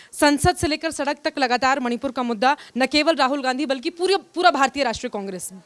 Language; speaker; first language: Hindi; native; Hindi